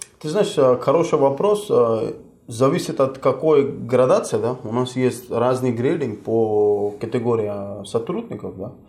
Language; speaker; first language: Russian; non-native, fluent; Hindi